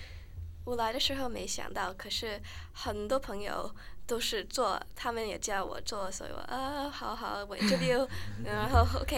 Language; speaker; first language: Chinese; early bilingual, heritage; Chinese